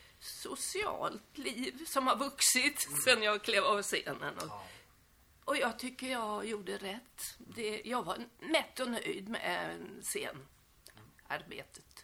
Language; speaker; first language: Swedish; native; Swedish